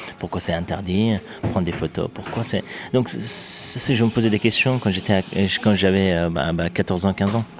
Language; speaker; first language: French; non-native, fluent; Persian